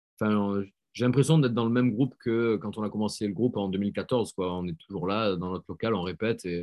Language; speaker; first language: French; native; French